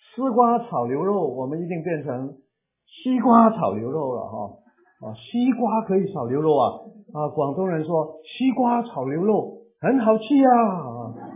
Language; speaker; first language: Chinese; non-native, local second language; Cantonese